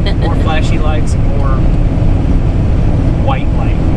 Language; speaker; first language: English; native; English